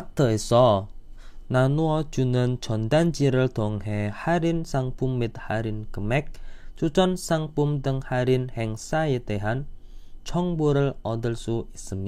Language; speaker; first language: Korean; non-native, fluent; Indonesian